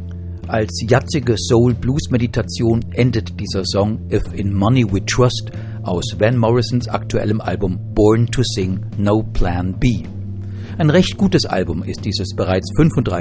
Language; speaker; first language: German; native; German